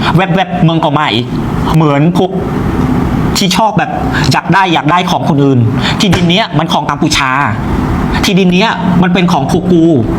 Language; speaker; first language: Thai; non-native, fluent; Khmer